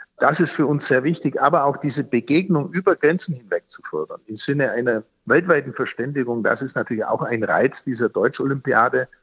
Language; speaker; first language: German; native; German